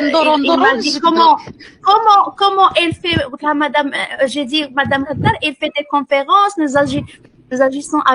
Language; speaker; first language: French; non-native, local second language; Arabic